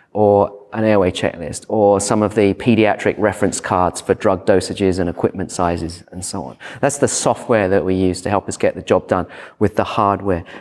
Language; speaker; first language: English; native; English